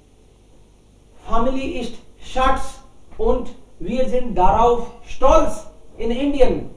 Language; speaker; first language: German; non-native, learner; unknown